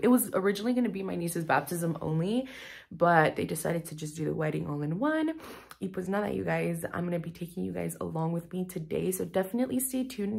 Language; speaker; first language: English; early bilingual, other home language; Spanish